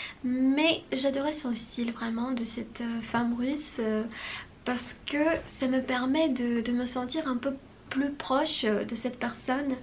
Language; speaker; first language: French; non-native, fluent; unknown